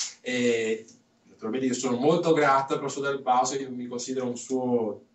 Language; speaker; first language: Italian; native; Italian